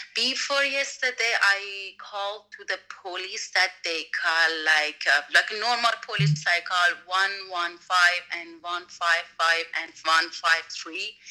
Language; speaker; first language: English; non-native, learner; Persian